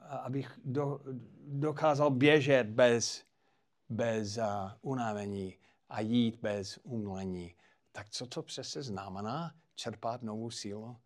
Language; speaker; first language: Czech; non-native, fluent; English